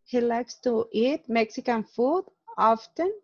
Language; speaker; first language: English; non-native, learner; Spanish